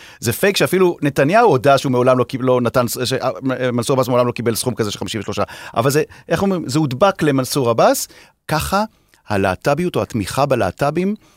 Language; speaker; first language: Hebrew; native; Hebrew